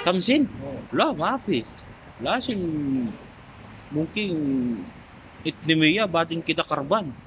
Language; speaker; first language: Arabic; non-native, learner; Filipino